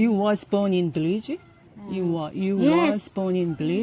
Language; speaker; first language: English; non-native, learner; Korean